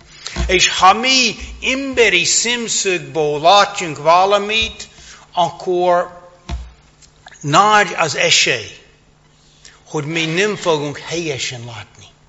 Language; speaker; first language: Hungarian; non-native, fluent; English